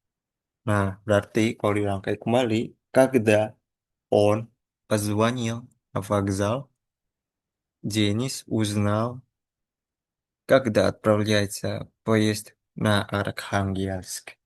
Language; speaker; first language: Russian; non-native, learner; Indonesian